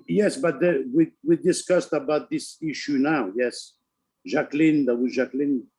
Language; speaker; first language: English; non-native, learner; Italian